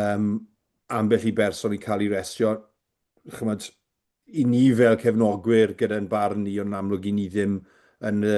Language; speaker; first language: Welsh; native; Welsh